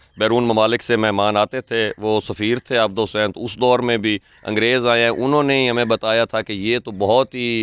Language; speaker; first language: Urdu; non-native, local second language; Punjabi